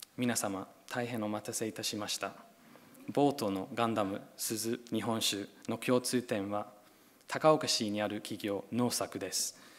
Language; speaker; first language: Japanese; non-native, fluent; English